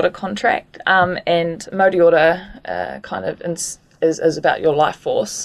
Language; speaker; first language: English; native; English